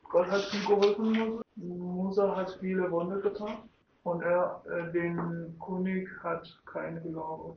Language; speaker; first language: German; non-native, learner; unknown